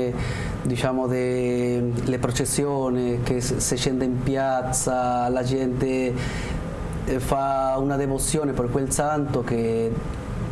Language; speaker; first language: Italian; non-native, learner; Spanish